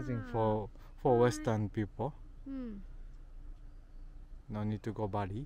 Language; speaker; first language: English; non-native, learner; Japanese